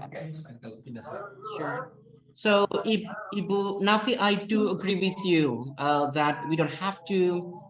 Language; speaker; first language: English; non-native, fluent; Indonesian